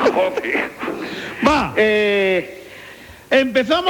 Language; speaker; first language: Spanish; native; Spanish